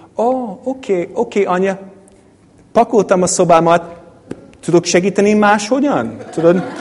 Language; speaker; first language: Hungarian; non-native, fluent; English